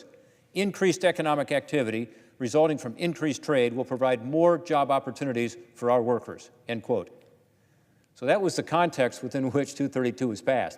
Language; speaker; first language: English; native; English